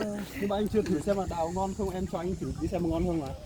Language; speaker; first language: Vietnamese; non-native, local second language; Hmong